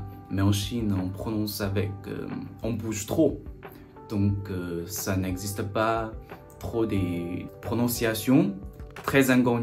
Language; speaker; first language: French; non-native, learner; Chinese